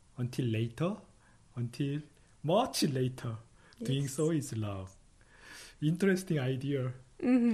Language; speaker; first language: English; non-native, fluent; Korean